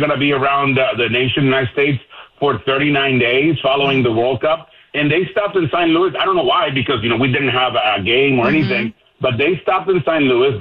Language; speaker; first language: English; non-native, fluent; Spanish